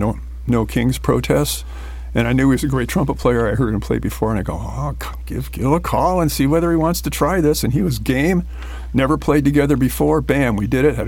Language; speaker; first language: English; native; English